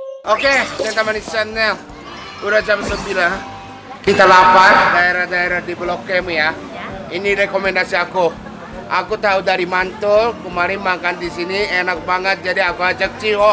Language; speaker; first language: Indonesian; non-native, fluent; Japanese